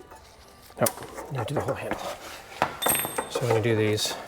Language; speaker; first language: English; native; English